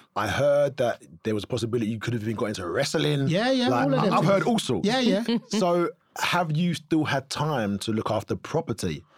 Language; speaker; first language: English; native; English